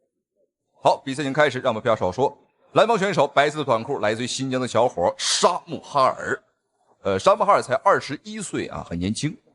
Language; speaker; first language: Chinese; native; Chinese